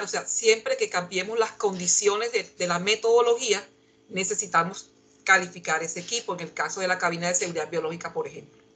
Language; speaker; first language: Spanish; native; Spanish